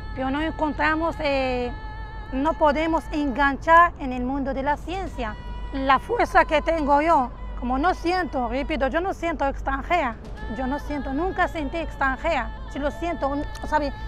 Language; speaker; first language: Spanish; non-native, fluent; Arabic